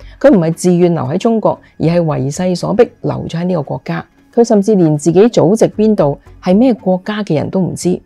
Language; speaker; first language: Chinese; non-native, local second language; Cantonese